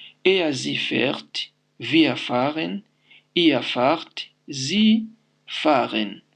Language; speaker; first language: German; non-native, fluent; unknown